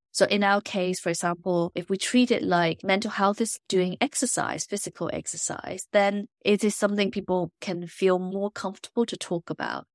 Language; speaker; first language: English; non-native, local second language; Chinese